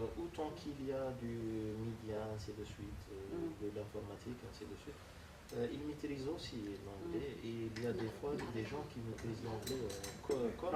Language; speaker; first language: French; non-native, local second language; Arabic